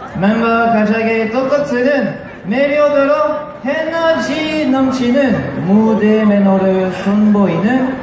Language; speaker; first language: Korean; non-native, fluent; French